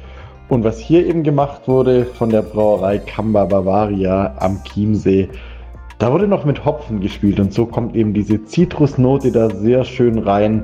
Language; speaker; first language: German; native; German